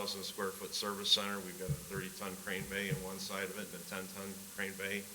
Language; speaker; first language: English; native; English